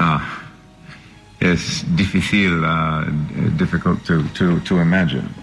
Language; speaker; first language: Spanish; non-native, learner; English